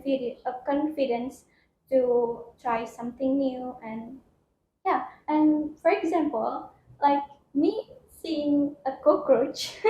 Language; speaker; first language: English; non-native, learner; Indonesian